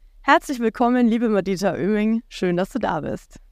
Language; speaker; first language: German; native; German